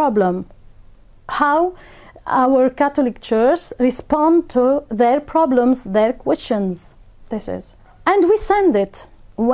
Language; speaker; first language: English; non-native, fluent; Arabic